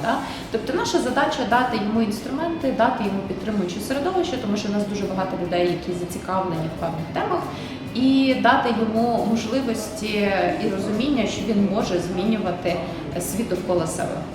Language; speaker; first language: Ukrainian; native; Ukrainian